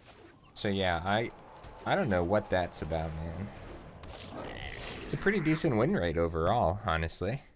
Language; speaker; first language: English; native; English